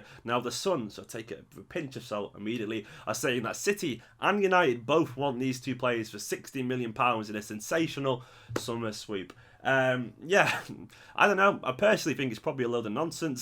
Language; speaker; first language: English; native; English